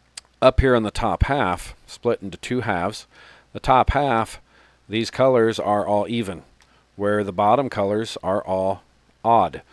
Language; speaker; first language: English; native; English